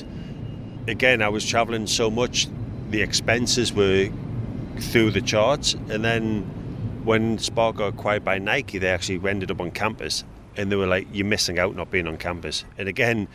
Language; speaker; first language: English; native; English